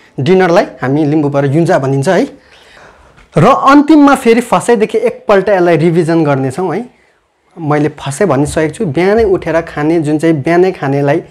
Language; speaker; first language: Nepali; non-native, local second language; Limbu